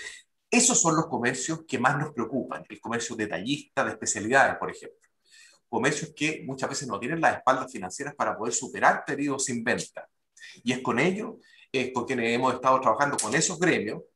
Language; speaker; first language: Spanish; native; Spanish